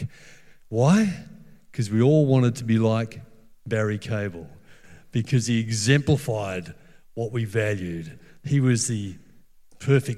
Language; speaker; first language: English; native; English